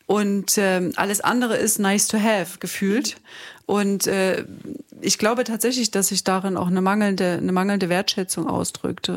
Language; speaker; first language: German; native; German